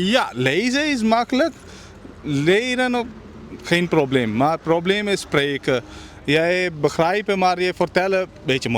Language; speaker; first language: Dutch; non-native, learner; Urdu